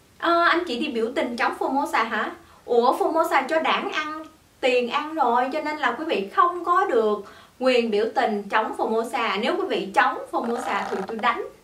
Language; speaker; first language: Vietnamese; early bilingual, heritage; Vietnamese